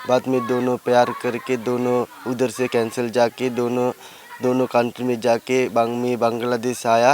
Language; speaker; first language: Hindi; non-native, learner; Sinhala